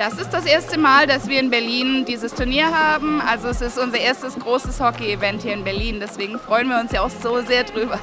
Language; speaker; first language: German; native; German